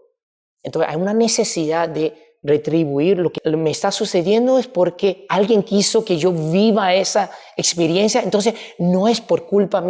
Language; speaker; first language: Spanish; non-native, fluent; Chinese